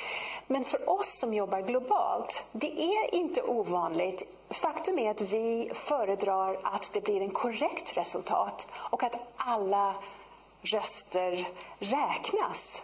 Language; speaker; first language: Swedish; non-native, fluent; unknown